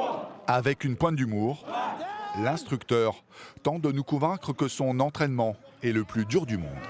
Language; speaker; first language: French; native; French